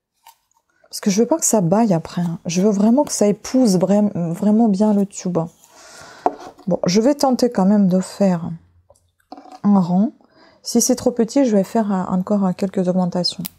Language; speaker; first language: French; native; French